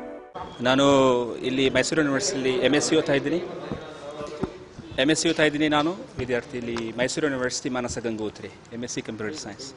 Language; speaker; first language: Kannada; non-native, learner; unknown